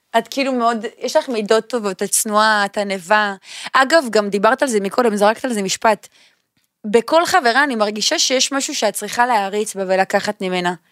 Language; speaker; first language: Hebrew; native; Hebrew